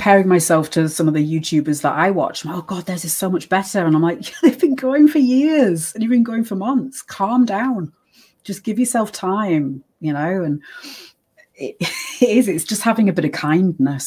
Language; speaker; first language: English; native; English